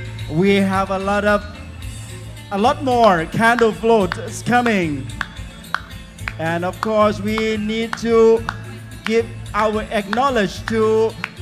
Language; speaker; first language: English; non-native, fluent; Thai